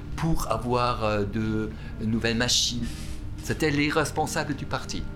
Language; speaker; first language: French; non-native, fluent; German